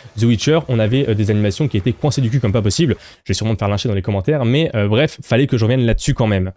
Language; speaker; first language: French; native; French